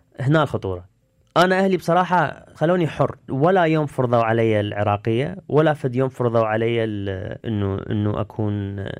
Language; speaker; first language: Arabic; early bilingual, heritage; Arabic